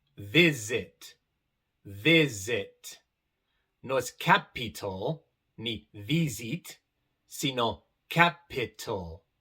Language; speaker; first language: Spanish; non-native, fluent; English